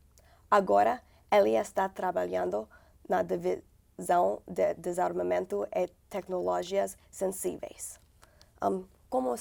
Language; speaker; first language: Portuguese; non-native, learner; English